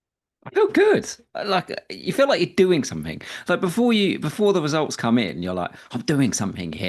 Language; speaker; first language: English; native; English